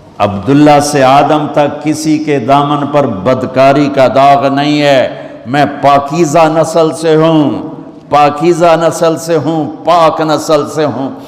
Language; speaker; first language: Urdu; non-native, local second language; Punjabi